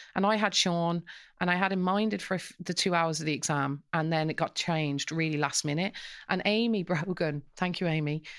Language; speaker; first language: English; native; English